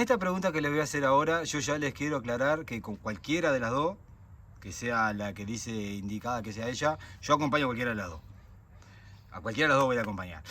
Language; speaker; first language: Spanish; native; Spanish